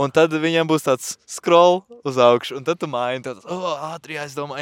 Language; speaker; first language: Latvian; native; Latvian